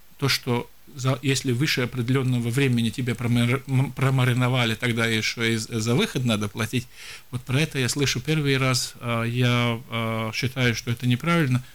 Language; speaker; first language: Russian; non-native, local second language; Latvian